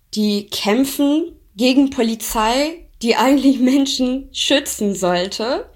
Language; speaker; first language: German; non-native, fluent; Persian